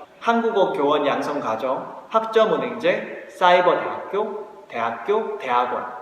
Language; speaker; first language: Korean; native; Korean